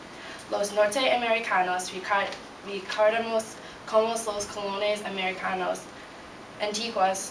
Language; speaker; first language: Spanish; non-native, learner; English